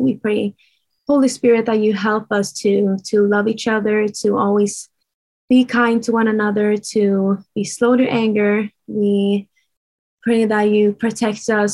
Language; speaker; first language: English; non-native, fluent; Swedish